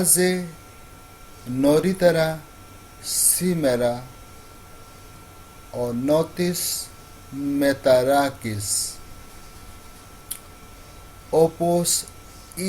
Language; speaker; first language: Greek; non-native, learner; Urdu